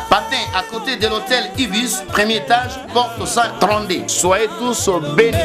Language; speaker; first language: French; non-native, local second language; Lingala